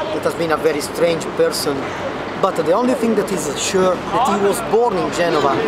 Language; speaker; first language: English; non-native, learner; Italian